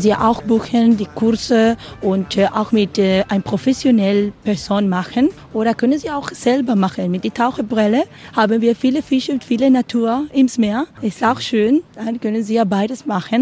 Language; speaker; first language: German; non-native, learner; Spanish